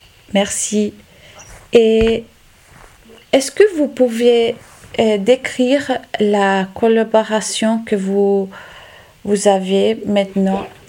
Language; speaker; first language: French; non-native, fluent; Italian